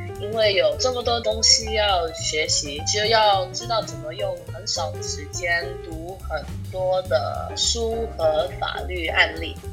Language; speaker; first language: Chinese; non-native, fluent; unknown